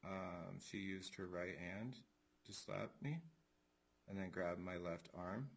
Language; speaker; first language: English; native; English